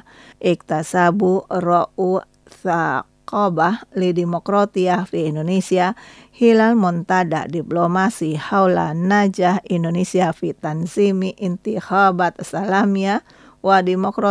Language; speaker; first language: Arabic; non-native, fluent; Indonesian